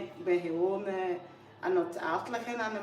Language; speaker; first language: Dutch; non-native, fluent; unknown